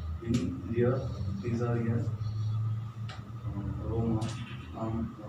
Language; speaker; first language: German; non-native, learner; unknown